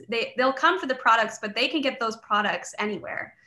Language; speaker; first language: English; native; English